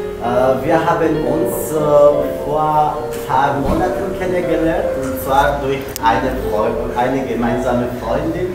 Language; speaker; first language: German; non-native, fluent; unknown